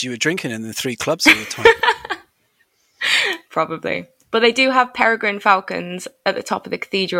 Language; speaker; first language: English; native; English